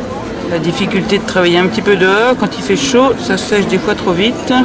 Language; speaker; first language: French; native; French